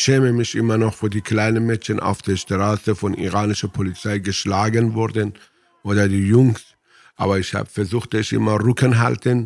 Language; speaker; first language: German; non-native, fluent; Persian